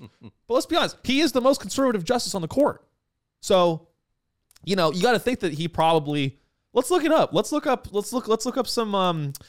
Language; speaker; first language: English; native; English